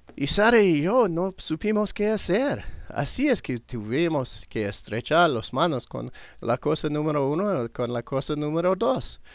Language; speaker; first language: Spanish; non-native, learner; English